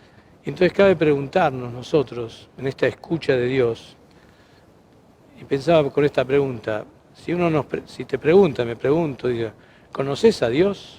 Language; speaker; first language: Spanish; native; Spanish